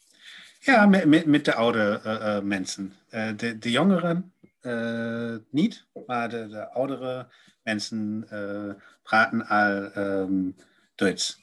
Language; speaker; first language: Dutch; non-native, learner; German